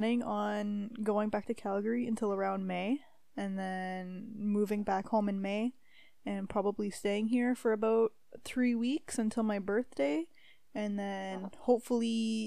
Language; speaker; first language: English; native; English